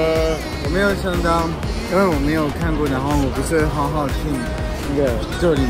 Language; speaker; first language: Chinese; non-native, learner; French